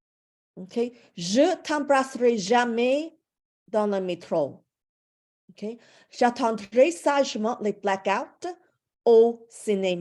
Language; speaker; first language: French; non-native, fluent; English